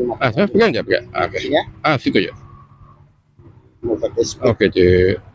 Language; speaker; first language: Malay; native; Malay